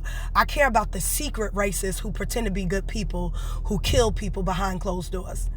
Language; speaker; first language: English; native; English